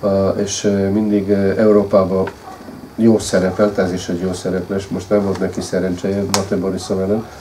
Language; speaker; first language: Hungarian; non-native, fluent; Serbian